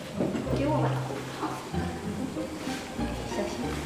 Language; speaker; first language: Chinese; non-native, local second language; Cantonese